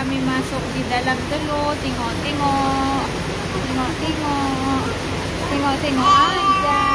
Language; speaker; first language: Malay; non-native, learner; Filipino